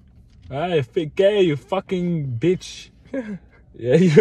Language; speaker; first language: English; non-native, fluent; Dutch